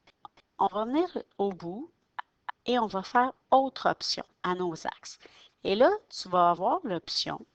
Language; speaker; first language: French; native; French